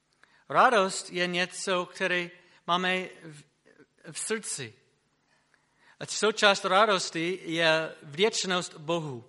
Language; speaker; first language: Czech; non-native, fluent; English